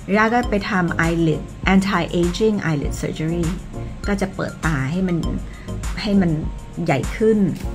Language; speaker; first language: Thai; early bilingual, other home language; English